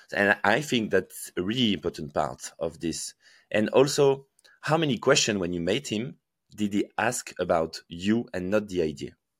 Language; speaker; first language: English; non-native, fluent; French